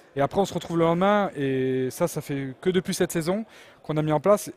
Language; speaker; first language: French; native; French